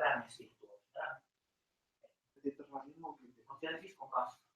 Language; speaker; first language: Finnish; native; Finnish